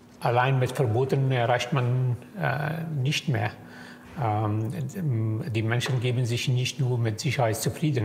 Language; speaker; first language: German; non-native, fluent; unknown